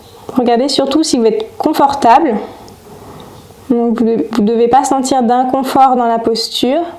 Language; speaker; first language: French; native; French